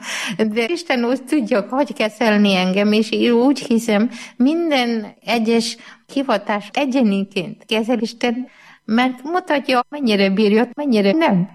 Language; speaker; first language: Hungarian; non-native, learner; Malayalam